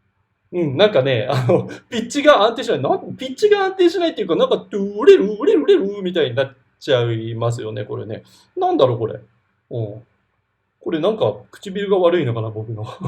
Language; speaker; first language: Japanese; native; Japanese